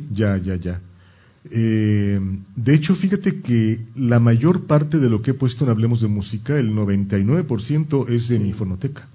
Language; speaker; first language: Spanish; native; Spanish